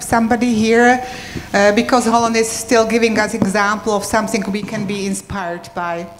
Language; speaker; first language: English; non-native, fluent; Slovak